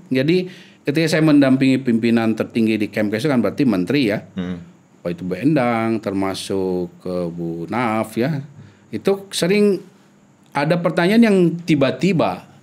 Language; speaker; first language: Indonesian; non-native, local second language; Sundanese